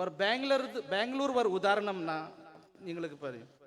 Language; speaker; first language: Malayalam; non-native, learner; Urdu